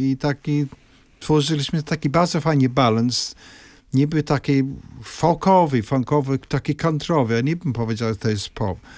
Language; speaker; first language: Polish; non-native, fluent; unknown